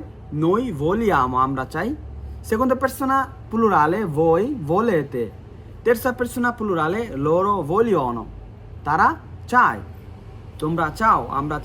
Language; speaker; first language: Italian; non-native, fluent; Bangla